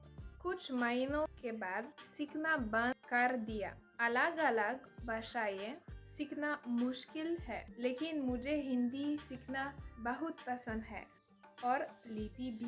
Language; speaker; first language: Hindi; non-native, learner; French